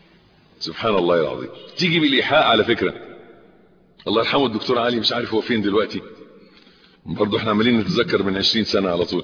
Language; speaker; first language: Arabic; native; Arabic